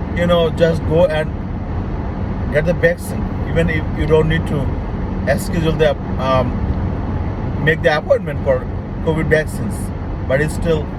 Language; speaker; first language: English; non-native, local second language; Bangla